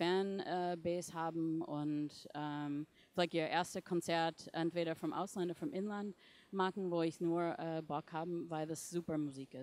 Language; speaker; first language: German; non-native, fluent; English